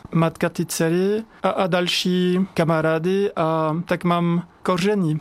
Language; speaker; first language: Czech; non-native, fluent; French